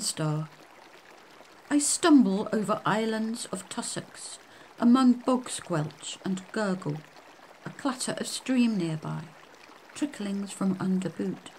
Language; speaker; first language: English; native; English